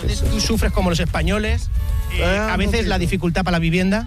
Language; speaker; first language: Spanish; native; Spanish